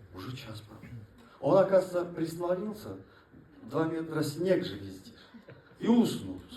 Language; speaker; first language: Russian; non-native, local second language; Kazakh